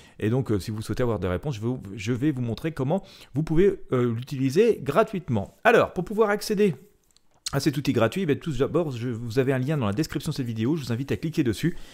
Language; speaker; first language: French; native; French